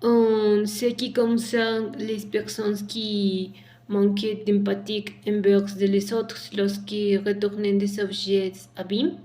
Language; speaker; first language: French; non-native, learner; Spanish